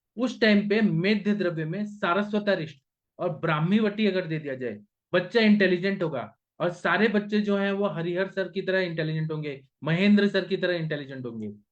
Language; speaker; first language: Hindi; non-native, local second language; Marathi